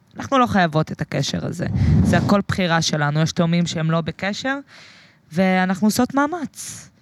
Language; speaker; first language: Hebrew; native; Hebrew